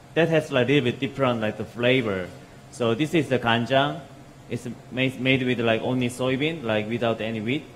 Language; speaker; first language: English; non-native, learner; Korean